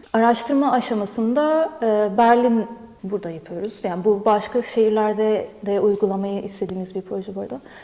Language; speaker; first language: Turkish; native; Turkish